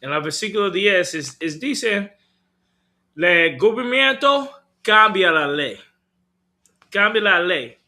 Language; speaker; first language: Spanish; non-native, learner; English